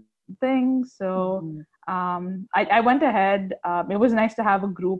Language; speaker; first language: English; non-native, local second language; Tamil